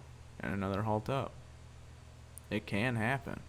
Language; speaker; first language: English; native; English